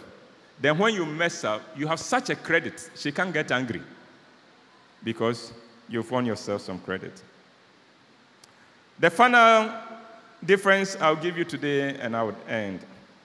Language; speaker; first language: English; non-native, local second language; Akan